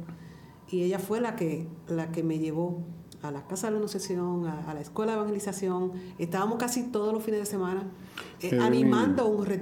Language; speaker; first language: Spanish; native; Spanish